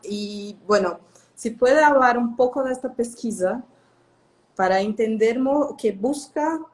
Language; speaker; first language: Spanish; non-native, fluent; Portuguese